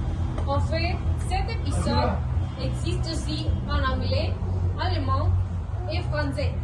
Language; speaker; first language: French; non-native, learner; Spanish